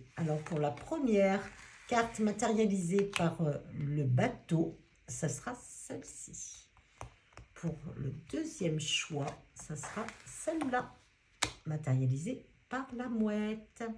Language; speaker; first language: French; native; French